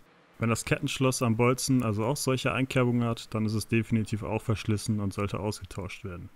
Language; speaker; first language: German; native; German